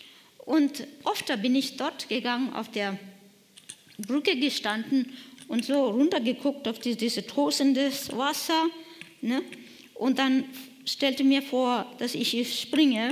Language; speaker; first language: German; non-native, learner; Nepali